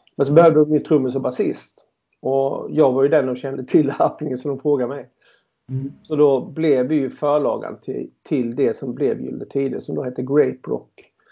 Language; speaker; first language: Swedish; native; Swedish